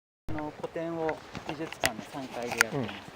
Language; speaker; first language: Japanese; native; Japanese